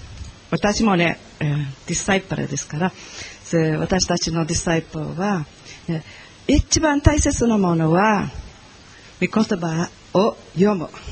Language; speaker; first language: Japanese; non-native, learner; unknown